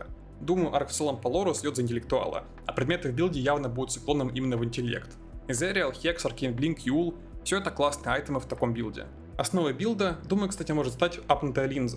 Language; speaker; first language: Russian; native; Russian